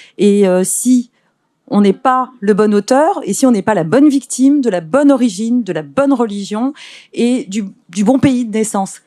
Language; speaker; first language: French; native; French